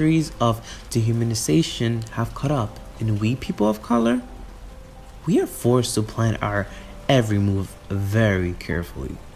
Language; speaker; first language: English; native; English